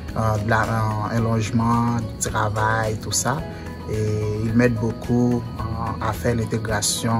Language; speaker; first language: French; non-native, local second language; Haitian Creole